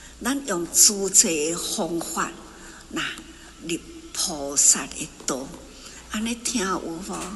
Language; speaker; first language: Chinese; non-native, local second language; Min Nan Chinese